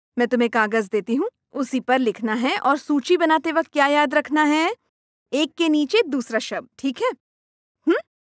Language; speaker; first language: Hindi; non-native, local second language; Marathi